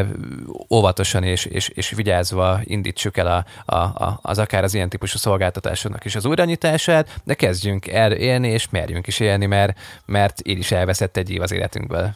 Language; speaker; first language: Hungarian; native; Hungarian